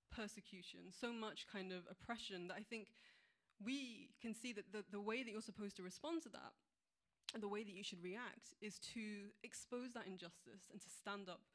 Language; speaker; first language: English; native; English